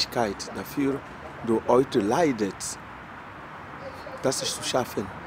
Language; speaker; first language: German; non-native, learner; French